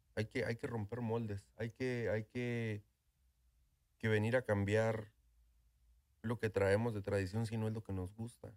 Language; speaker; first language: Spanish; native; Spanish